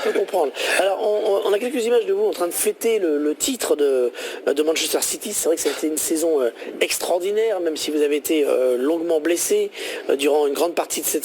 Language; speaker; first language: French; native; French